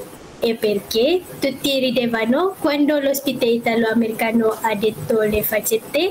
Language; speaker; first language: Italian; non-native, learner; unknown